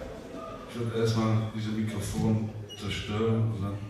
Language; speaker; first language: German; non-native, learner; English